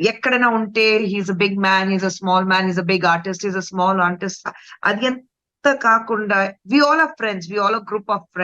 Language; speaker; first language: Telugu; non-native, fluent; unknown